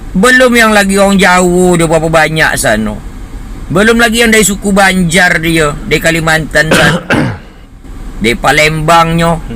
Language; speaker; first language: Indonesian; native; Indonesian